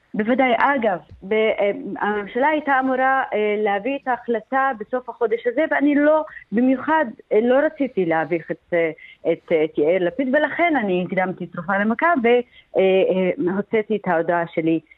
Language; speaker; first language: Hebrew; non-native, local second language; Arabic